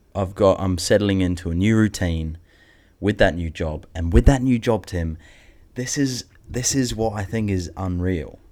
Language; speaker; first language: English; native; English